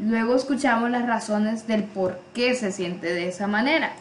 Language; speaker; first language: Spanish; native; Spanish